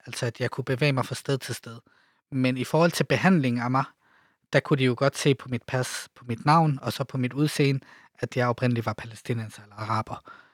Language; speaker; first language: Danish; early bilingual, other home language; Arabic